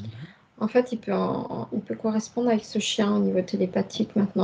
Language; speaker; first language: French; native; French